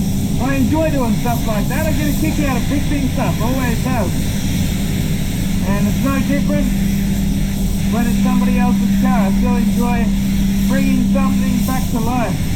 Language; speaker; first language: English; native; English